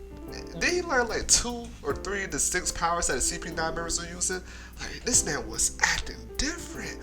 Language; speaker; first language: English; native; English